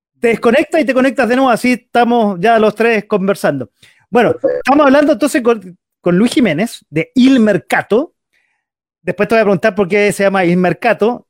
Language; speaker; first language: Spanish; native; Spanish